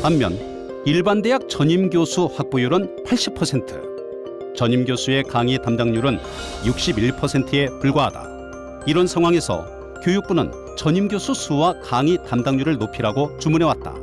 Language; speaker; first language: Korean; native; Korean